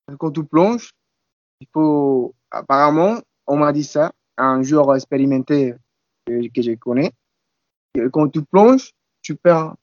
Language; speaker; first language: French; non-native, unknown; Spanish